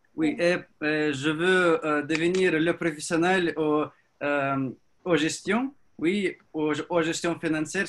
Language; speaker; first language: French; non-native, learner; Russian